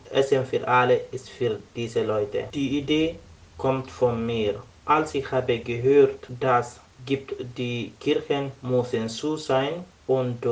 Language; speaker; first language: German; non-native, learner; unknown